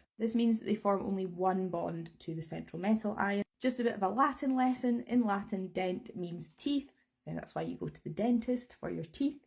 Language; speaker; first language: English; native; English